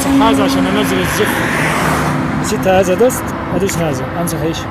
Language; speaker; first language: Arabic; native; Arabic